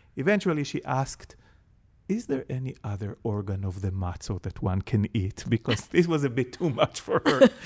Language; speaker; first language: English; non-native, fluent; Hebrew